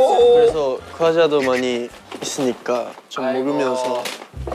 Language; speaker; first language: Korean; non-native, fluent; Japanese